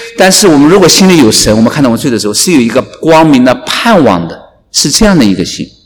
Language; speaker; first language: Chinese; native; Chinese